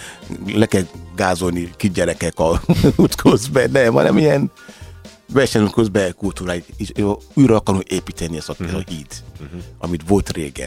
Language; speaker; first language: Hungarian; non-native, learner; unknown